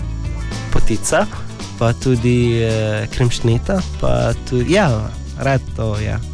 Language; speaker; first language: Slovenian; non-native, learner; Arabic